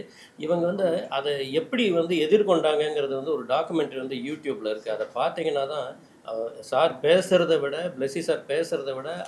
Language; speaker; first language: Tamil; native; Tamil